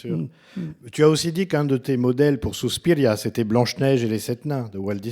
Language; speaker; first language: French; native; French